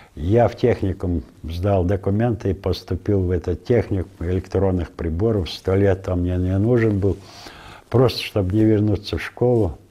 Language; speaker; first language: Russian; non-native, local second language; Ingush